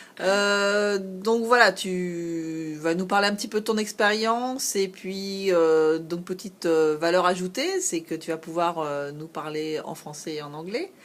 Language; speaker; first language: French; native; French